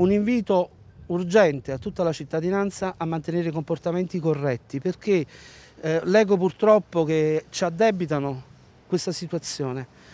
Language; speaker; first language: Italian; native; Italian